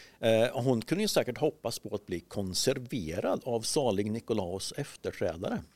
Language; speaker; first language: Swedish; native; Swedish